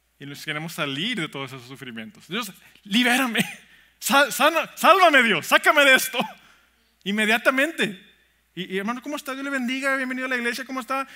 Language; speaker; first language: Spanish; early bilingual, heritage; Spanish